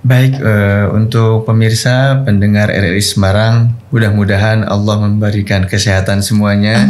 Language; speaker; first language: Indonesian; native; Indonesian